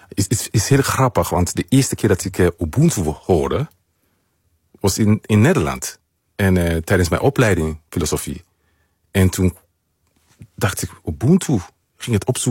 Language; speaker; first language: Dutch; non-native, fluent; Mandingo